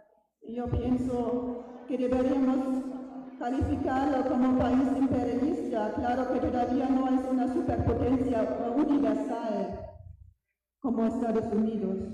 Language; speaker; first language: Spanish; non-native, fluent; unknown